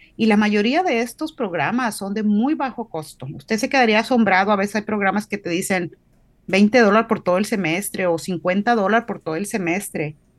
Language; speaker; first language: Spanish; native; Spanish